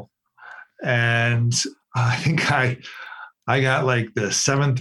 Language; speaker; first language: English; native; English